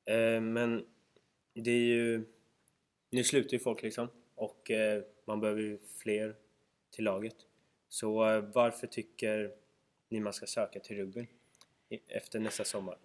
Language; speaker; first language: Swedish; native; Swedish